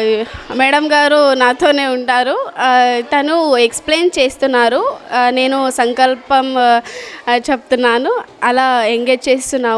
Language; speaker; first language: Telugu; non-native, learner; Kannada